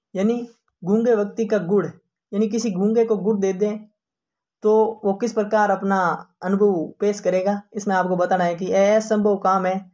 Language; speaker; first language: Hindi; native; Hindi